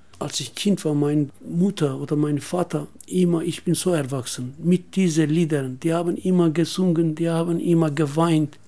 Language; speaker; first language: German; non-native, learner; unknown